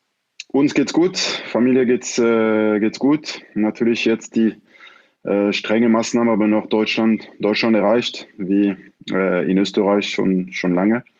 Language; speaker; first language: German; non-native, fluent; French